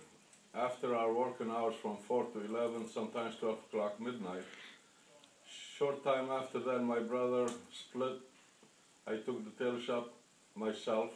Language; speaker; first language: English; non-native, fluent; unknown